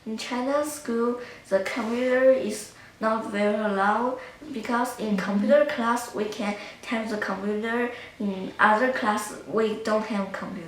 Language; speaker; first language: English; non-native, learner; Chinese